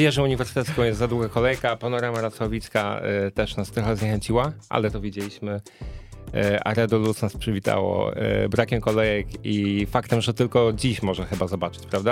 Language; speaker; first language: Polish; native; Polish